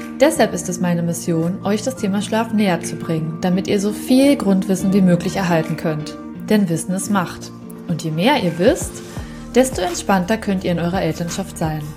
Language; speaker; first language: German; native; German